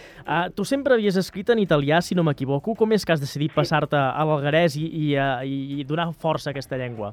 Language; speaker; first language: Catalan; native; Catalan